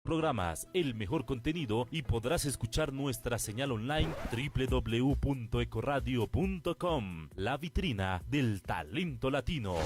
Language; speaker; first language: Spanish; native; Spanish